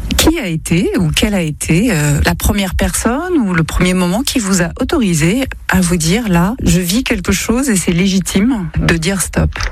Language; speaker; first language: French; native; French